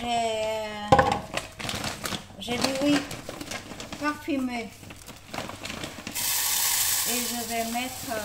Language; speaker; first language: French; non-native, learner; Vietnamese